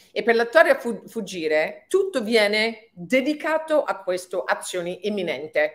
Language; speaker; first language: Italian; non-native, fluent; English